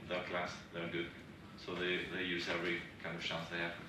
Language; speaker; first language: English; non-native, learner; Albanian